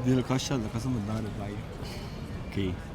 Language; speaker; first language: Arabic; native; Arabic